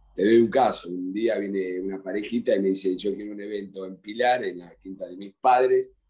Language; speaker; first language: Spanish; native; Spanish